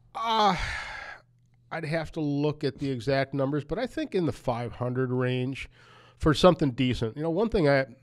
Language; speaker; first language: English; native; English